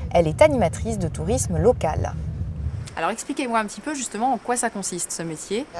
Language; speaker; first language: French; native; French